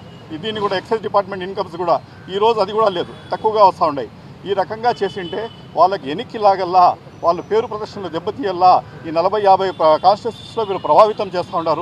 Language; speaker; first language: Telugu; native; Telugu